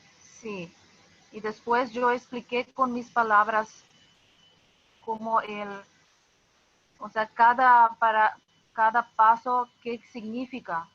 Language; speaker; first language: Spanish; non-native, fluent; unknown